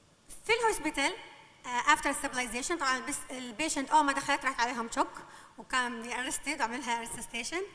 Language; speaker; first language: Arabic; native; Arabic